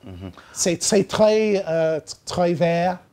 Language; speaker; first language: French; non-native, learner; English